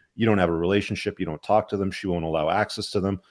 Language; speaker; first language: English; native; English